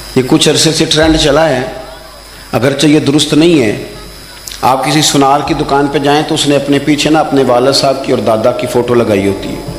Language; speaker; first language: Urdu; non-native, local second language; Punjabi